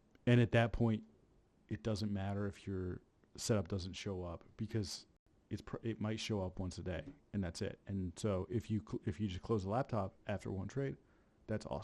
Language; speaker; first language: English; native; English